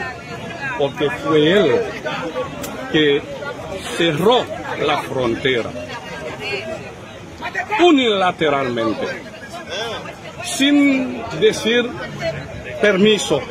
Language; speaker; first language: Spanish; non-native, fluent; Haitian Creole